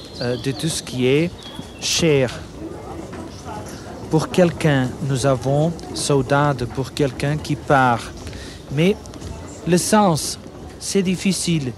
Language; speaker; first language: French; non-native, fluent; Portuguese